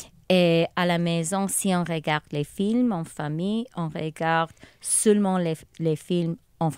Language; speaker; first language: French; non-native, local second language; English